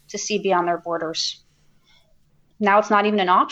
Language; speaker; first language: English; native; English